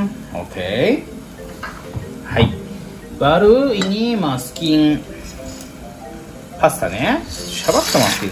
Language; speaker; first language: Indonesian; non-native, learner; Japanese